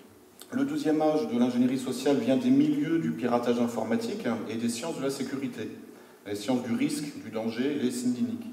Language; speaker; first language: French; native; French